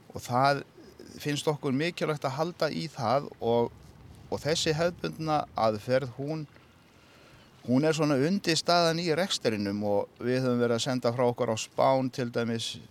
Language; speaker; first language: Icelandic; non-native, fluent; Polish